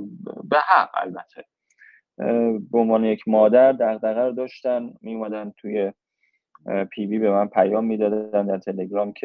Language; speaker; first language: Persian; native; Persian